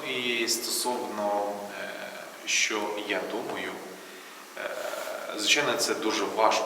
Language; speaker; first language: Ukrainian; non-native, local second language; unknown